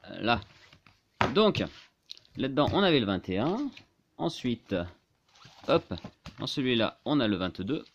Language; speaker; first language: French; native; French